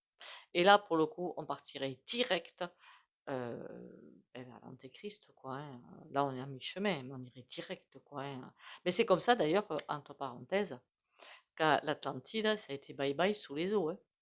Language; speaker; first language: French; native; French